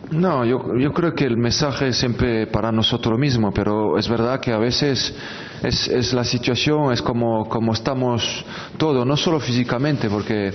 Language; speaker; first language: Spanish; non-native, fluent; French